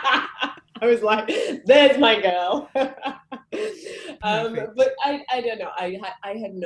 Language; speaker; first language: English; native; English